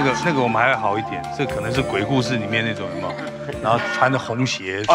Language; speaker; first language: Chinese; native; Chinese